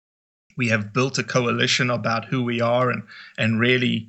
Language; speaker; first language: English; native; English